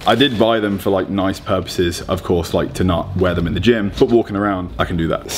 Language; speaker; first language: English; native; English